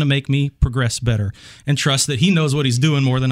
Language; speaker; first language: English; native; English